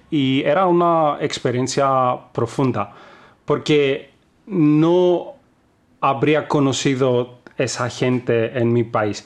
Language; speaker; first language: Spanish; non-native, fluent; Greek